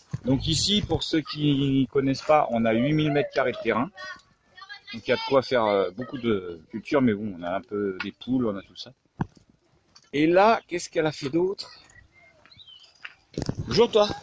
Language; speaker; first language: French; native; French